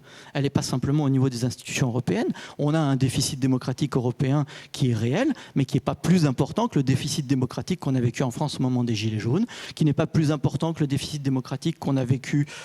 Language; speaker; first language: French; native; French